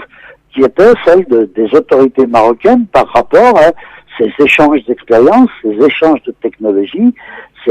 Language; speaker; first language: French; native; French